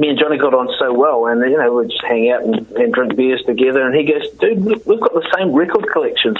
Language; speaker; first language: English; native; English